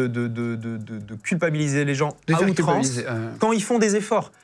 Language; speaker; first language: French; native; French